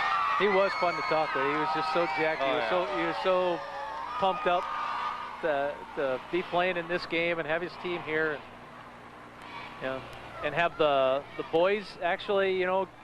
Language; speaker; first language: English; native; English